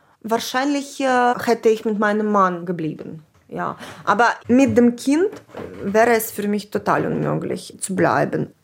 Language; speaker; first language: German; non-native, fluent; Ukrainian